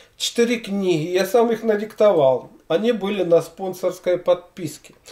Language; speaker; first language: Russian; native; Russian